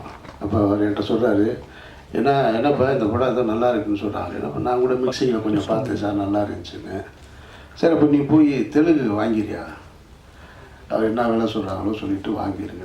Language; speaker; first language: Tamil; native; Tamil